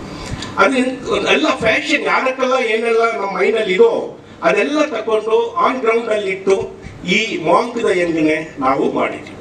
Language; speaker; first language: Kannada; non-native, learner; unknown